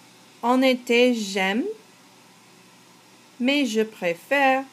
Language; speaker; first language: French; non-native, fluent; English